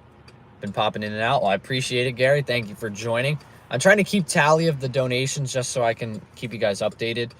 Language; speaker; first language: English; native; English